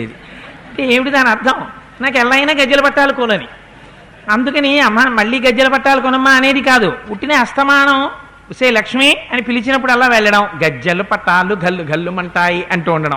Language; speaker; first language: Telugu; native; Telugu